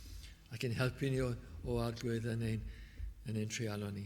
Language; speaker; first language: Welsh; native; Welsh